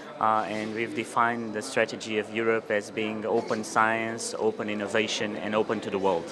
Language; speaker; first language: English; non-native, fluent; Portuguese